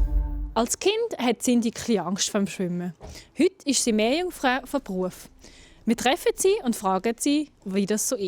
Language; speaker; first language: German; native; German